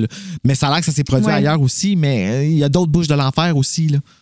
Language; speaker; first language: French; native; French